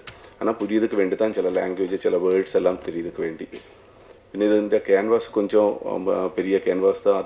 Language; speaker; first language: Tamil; non-native, learner; Malayalam